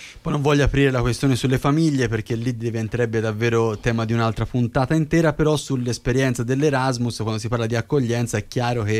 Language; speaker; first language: Italian; native; Italian